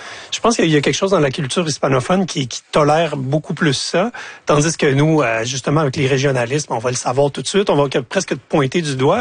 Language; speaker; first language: French; native; French